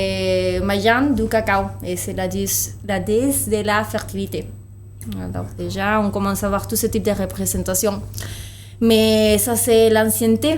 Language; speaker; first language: French; non-native, fluent; Spanish